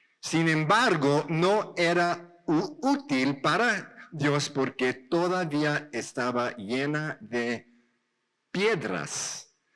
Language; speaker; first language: Spanish; non-native, learner; English